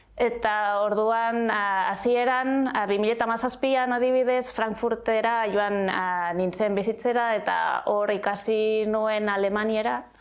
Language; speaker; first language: Basque; non-native, fluent; Catalan